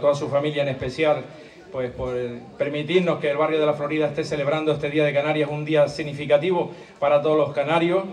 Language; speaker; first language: Spanish; native; Spanish